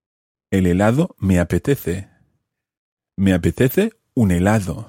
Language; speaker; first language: Spanish; non-native, fluent; English